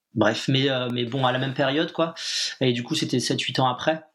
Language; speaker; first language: French; native; French